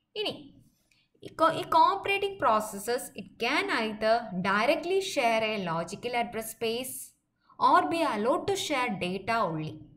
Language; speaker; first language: English; non-native, local second language; Malayalam